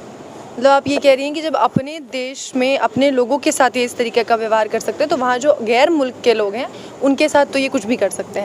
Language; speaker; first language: Hindi; native; Hindi